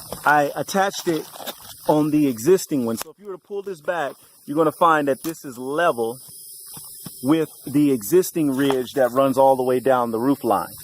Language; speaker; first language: English; native; English